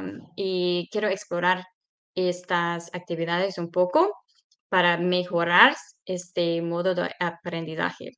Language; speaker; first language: Spanish; non-native, fluent; English